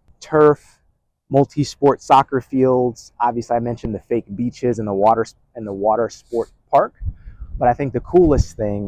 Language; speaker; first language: English; native; English